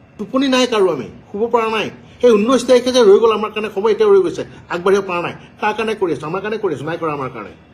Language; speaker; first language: Assamese; native; Assamese